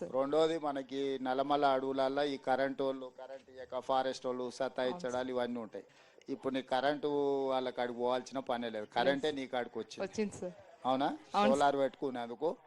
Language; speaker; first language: Telugu; native; Telugu